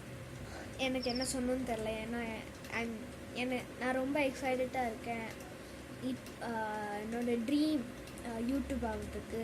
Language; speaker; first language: Tamil; early bilingual, heritage; Tamil